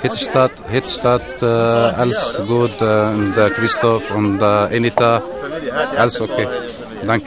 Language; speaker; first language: German; non-native, learner; Arabic